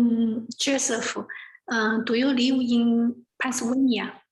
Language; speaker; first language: English; non-native, learner; Chinese